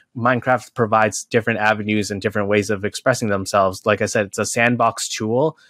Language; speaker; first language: English; native; English